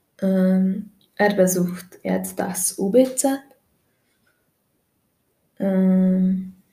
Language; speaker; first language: German; non-native, learner; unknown